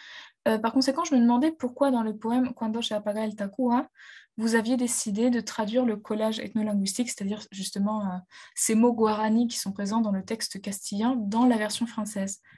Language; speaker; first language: French; native; French